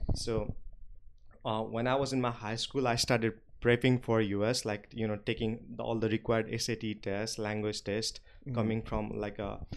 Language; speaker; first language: English; non-native, local second language; Nepali